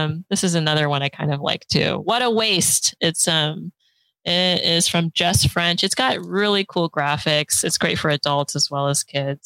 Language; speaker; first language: English; early bilingual, other home language; Chinese